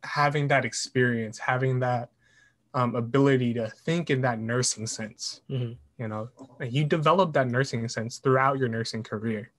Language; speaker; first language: English; native; English